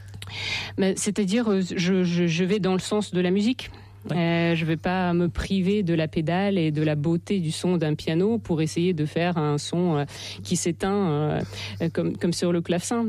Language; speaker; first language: French; non-native, fluent; Russian